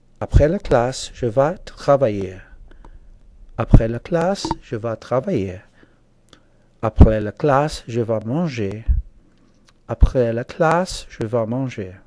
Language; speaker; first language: French; non-native, fluent; English